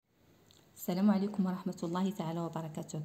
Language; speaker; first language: Arabic; native; Arabic